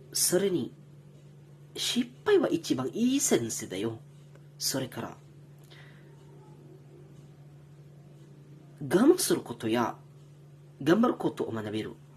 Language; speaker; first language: Japanese; non-native, learner; Indonesian